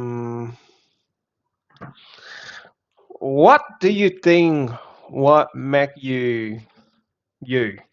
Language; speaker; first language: English; non-native, fluent; Vietnamese